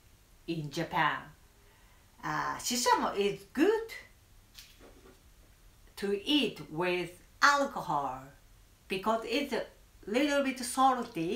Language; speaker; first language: English; non-native, learner; Japanese